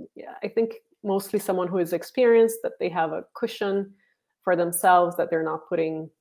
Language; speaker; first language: English; non-native, fluent; Portuguese